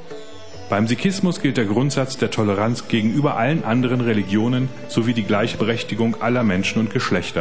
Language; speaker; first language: German; native; German